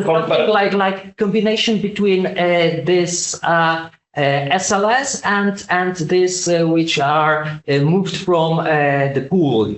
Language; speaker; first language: English; non-native, learner; Polish